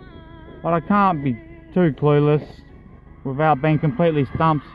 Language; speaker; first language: English; native; English